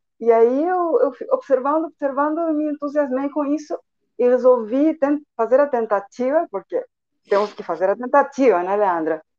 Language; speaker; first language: Portuguese; non-native, fluent; Spanish